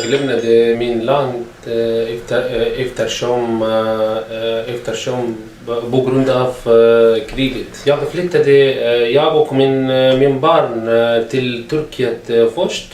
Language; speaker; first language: Swedish; non-native, learner; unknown